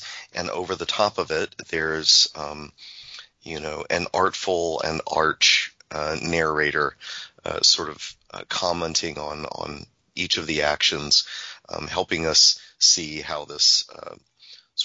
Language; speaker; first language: English; native; English